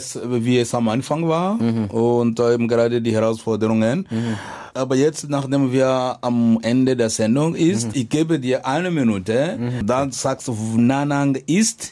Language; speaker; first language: German; non-native, fluent; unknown